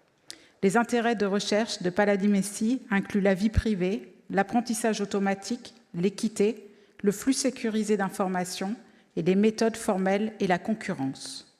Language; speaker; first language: French; native; French